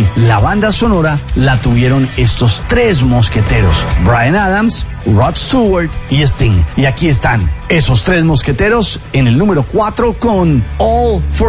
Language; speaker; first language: Spanish; native; Spanish